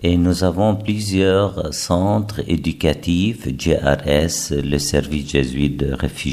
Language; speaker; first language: French; non-native, fluent; Arabic